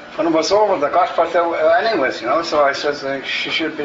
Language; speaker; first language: English; native; English